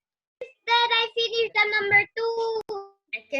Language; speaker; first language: English; non-native, learner; Spanish